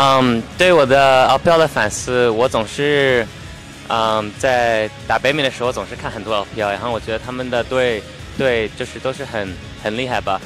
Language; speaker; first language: Chinese; early bilingual, heritage; Chinese